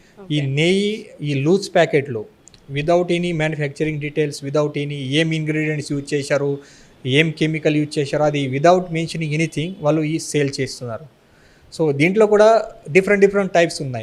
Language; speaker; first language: Telugu; non-native, fluent; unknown